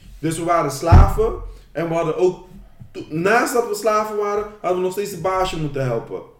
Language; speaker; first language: Dutch; non-native, local second language; Papiamento